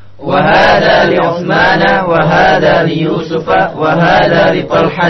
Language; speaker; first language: Arabic; non-native, learner; Indonesian